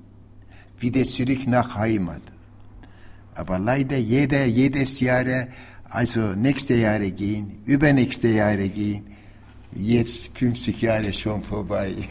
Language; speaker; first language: German; non-native, learner; Turkish